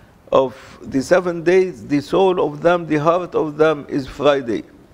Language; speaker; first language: English; non-native, fluent; Arabic